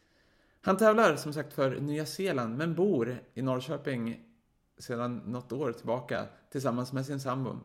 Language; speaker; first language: Swedish; native; Swedish